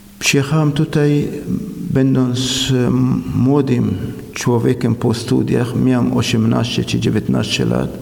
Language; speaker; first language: Polish; non-native, fluent; Arabic